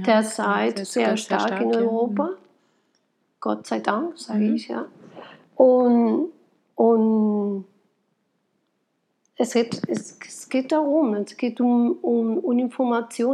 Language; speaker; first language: German; non-native, fluent; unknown